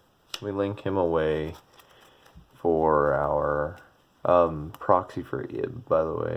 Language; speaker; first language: English; native; English